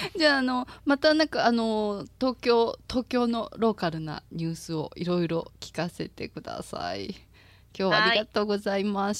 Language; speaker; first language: Japanese; native; Japanese